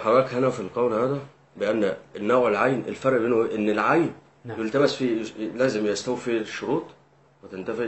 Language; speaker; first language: Arabic; native; Arabic